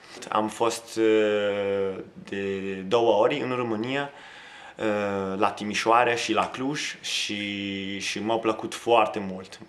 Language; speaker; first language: Romanian; non-native, learner; Italian